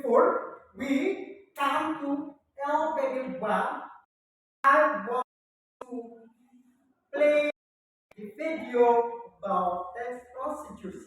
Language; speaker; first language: English; non-native, learner; Indonesian